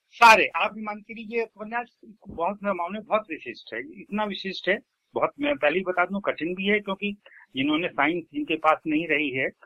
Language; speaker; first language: Hindi; native; Hindi